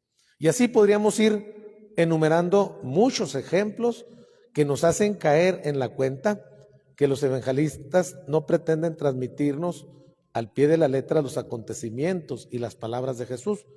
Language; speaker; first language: Spanish; native; Spanish